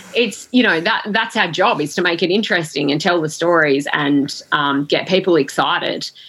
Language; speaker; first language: English; native; English